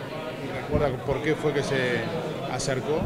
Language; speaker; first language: Spanish; native; Spanish